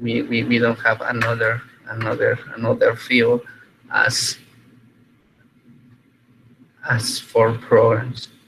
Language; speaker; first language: English; non-native, fluent; Spanish